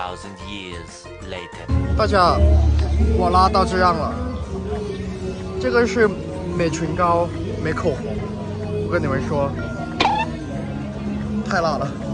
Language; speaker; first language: Chinese; non-native, fluent; Thai